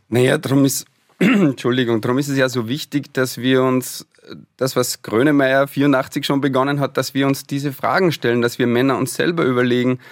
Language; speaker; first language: German; native; German